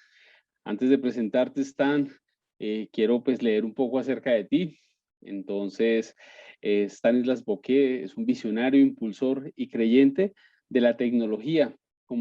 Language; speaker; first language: Spanish; native; Spanish